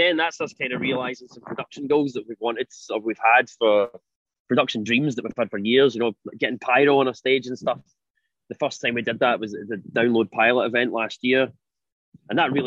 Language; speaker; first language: English; native; English